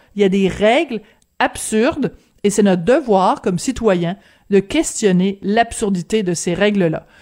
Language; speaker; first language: French; native; French